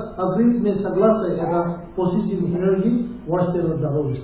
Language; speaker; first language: Russian; non-native, learner; Tibetan